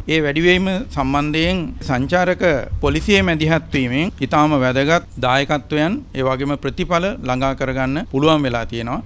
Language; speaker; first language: Sinhala; native; Sinhala